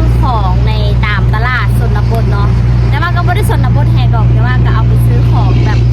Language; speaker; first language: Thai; non-native, learner; Lao